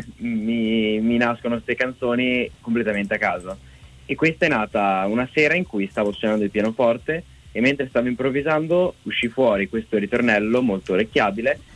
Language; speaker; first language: Italian; native; Italian